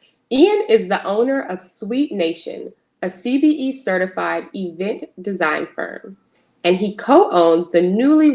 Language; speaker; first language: English; native; English